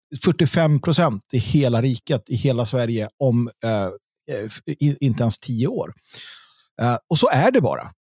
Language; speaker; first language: Swedish; native; Swedish